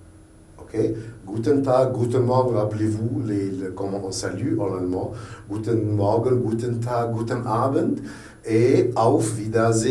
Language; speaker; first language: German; non-native, fluent; Arabic